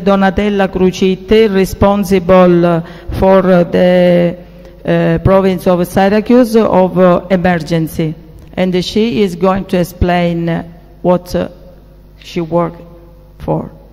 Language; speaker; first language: English; non-native, fluent; Italian